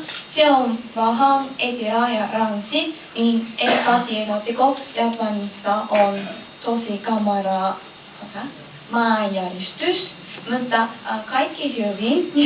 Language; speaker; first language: Finnish; non-native, learner; Japanese